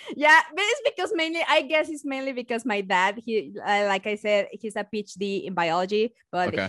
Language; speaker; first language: English; non-native, fluent; Spanish